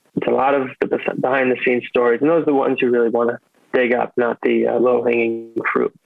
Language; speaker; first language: English; native; English